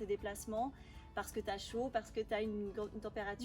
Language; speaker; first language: French; native; French